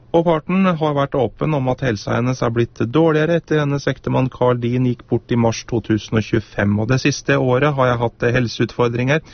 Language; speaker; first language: Norwegian; native; Norwegian